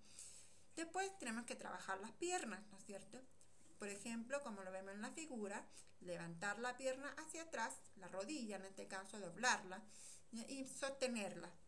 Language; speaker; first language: Spanish; native; Spanish